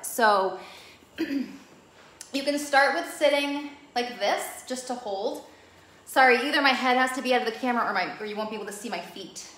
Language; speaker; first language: English; native; English